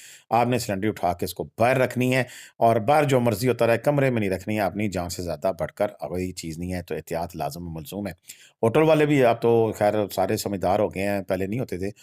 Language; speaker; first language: Hindi; non-native, local second language; Punjabi